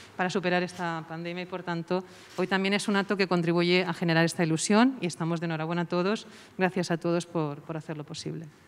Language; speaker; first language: Spanish; non-native, local second language; Catalan